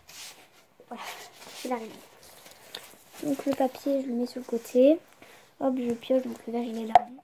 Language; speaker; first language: French; native; French